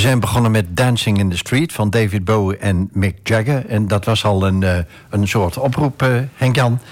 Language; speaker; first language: Dutch; native; Dutch